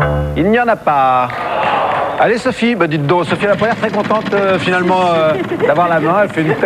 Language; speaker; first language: French; native; French